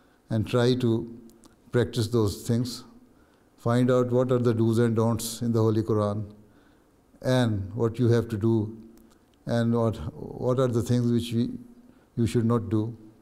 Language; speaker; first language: English; non-native, local second language; Urdu